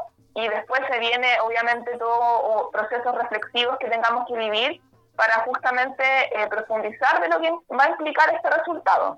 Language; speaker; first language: Spanish; native; Spanish